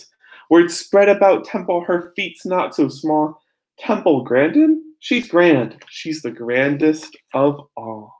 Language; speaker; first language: English; native; English